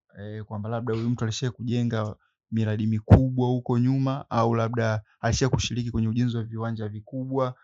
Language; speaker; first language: Swahili; native; Swahili